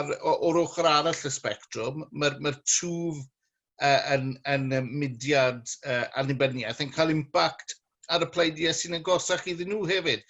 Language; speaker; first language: Welsh; native; Welsh